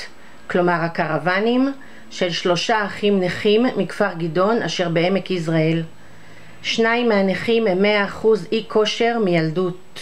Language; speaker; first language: Hebrew; native; Hebrew